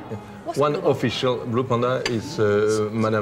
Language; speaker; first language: English; non-native, learner; French